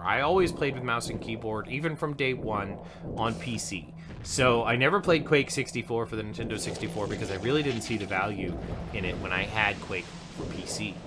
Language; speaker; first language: English; native; English